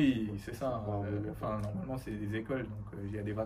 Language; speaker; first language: French; early bilingual, other home language; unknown